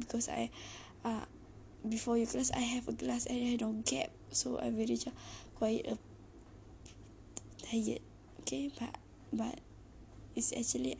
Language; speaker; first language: English; non-native, learner; Malay